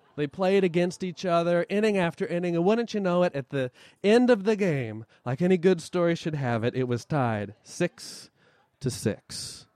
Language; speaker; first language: English; native; English